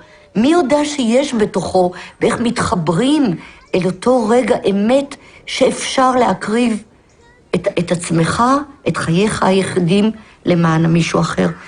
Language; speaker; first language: Hebrew; early bilingual, other home language; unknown